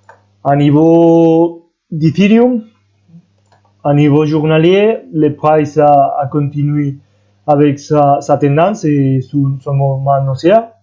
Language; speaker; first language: French; non-native, fluent; Spanish